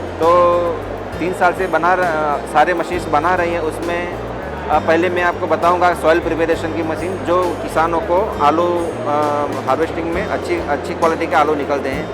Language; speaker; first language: Hindi; native; Hindi